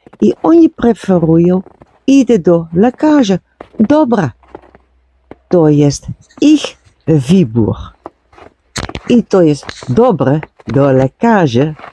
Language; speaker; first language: Polish; non-native, learner; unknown